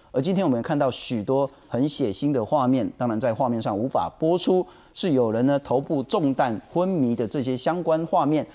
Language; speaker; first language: Chinese; native; Chinese